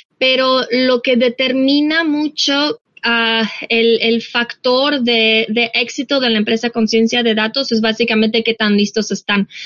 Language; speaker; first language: Spanish; non-native, fluent; Russian